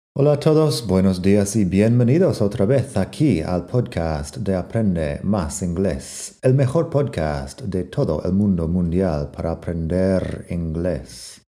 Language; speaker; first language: Spanish; non-native, fluent; English